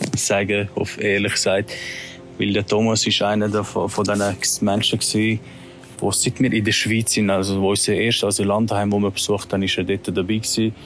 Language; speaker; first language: German; early bilingual, other home language; Albanian